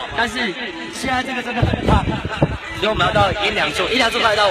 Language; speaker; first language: Chinese; native; Chinese